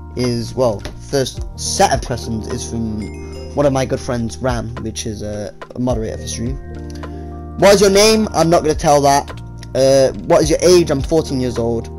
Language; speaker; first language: English; native; English